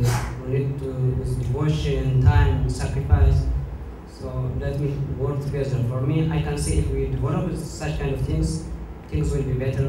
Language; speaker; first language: English; non-native, learner; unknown